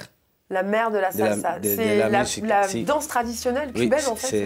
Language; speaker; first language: French; native; French